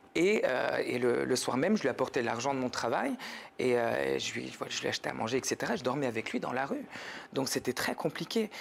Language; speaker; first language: French; native; French